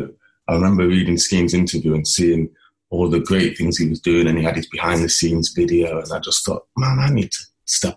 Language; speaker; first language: English; native; English